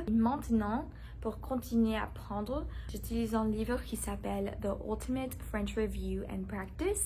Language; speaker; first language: French; non-native, learner; English